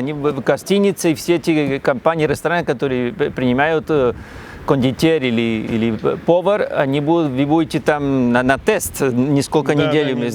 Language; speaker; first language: Russian; non-native, learner; Spanish